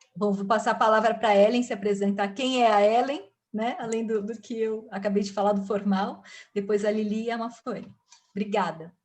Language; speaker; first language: Portuguese; native; Portuguese